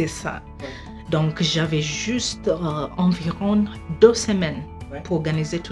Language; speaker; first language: French; non-native, fluent; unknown